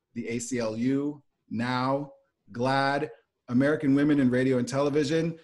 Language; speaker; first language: English; native; English